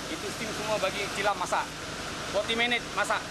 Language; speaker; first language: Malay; non-native, learner; Bangla